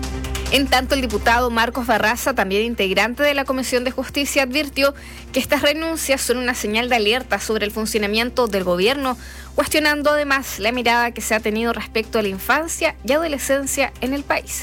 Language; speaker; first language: Spanish; native; Spanish